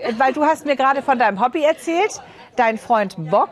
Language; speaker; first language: German; native; German